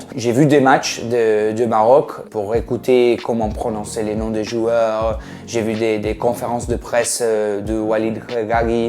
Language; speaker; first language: French; non-native, fluent; Spanish